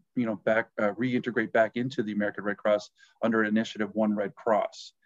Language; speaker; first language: English; native; English